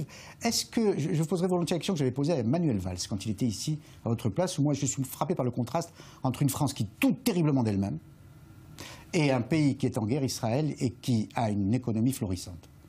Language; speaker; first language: French; native; French